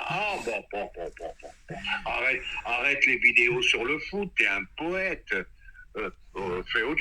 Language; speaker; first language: French; native; French